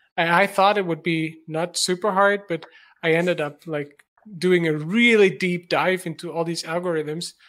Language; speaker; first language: English; non-native, fluent; Dutch